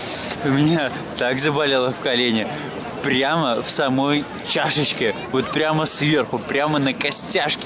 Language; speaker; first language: Russian; native; Russian